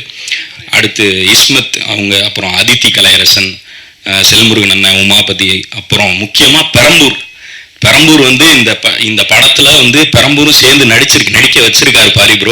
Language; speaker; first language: Tamil; native; Tamil